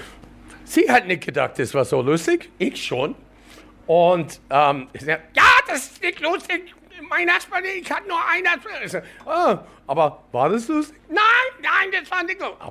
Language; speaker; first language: German; non-native, learner; English